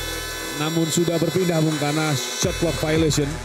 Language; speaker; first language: Indonesian; native; Indonesian